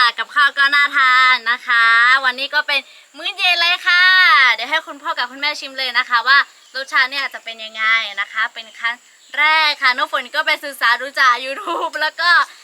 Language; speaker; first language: Thai; non-native, local second language; Lahu